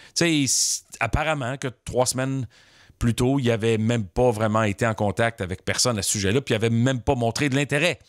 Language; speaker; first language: French; native; French